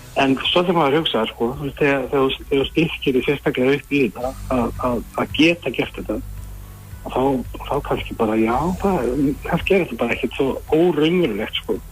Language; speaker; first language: Icelandic; native; Icelandic